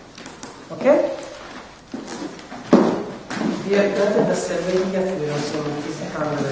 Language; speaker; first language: German; non-native, fluent; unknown